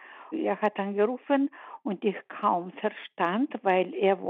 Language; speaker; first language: German; early bilingual, heritage; German